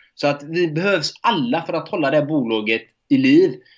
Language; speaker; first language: Swedish; native; Swedish